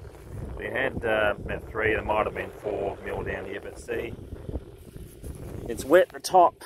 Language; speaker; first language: English; native; English